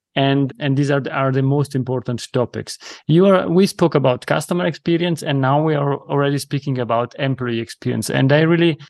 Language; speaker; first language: English; non-native, fluent; Italian